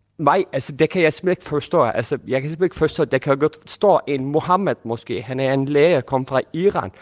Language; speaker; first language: Danish; non-native, fluent; Turkish